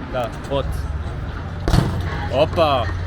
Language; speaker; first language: Russian; non-native, learner; Arabic